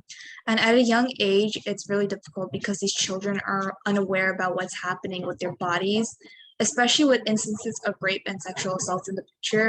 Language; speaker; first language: English; native; English